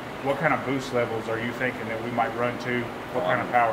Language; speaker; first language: English; native; English